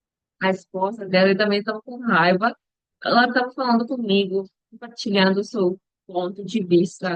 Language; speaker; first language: Portuguese; non-native, learner; Spanish